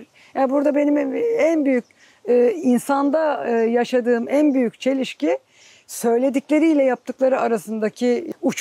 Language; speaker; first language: Turkish; native; Turkish